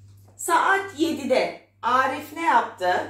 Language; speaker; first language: Turkish; non-native, fluent; Arabic